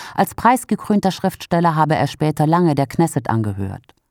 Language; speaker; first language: German; native; German